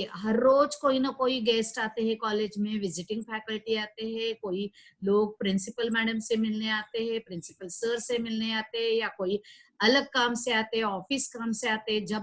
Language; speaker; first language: Hindi; non-native, local second language; Marathi